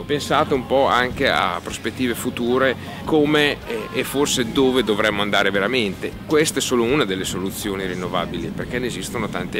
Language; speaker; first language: Italian; native; Italian